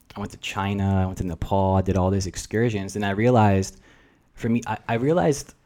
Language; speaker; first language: English; early bilingual, other home language; Russian